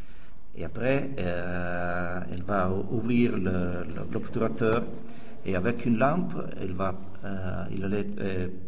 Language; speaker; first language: French; non-native, fluent; Italian